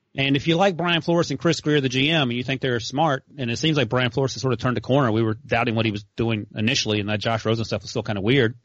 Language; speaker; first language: English; native; English